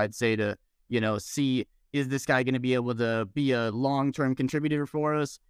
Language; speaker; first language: English; native; English